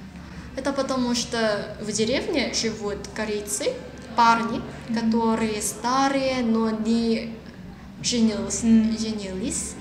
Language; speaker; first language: Russian; non-native, learner; Korean